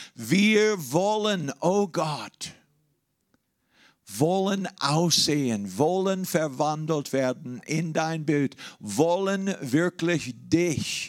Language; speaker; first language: German; non-native, fluent; English